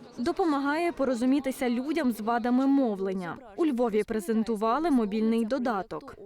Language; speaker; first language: Ukrainian; native; Ukrainian